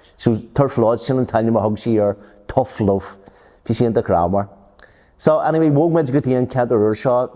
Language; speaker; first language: Irish; non-native, local second language; English